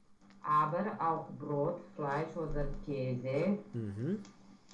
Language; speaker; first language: German; non-native, learner; Romanian